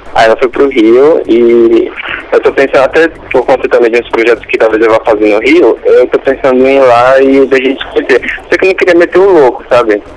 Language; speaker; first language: Portuguese; native; Portuguese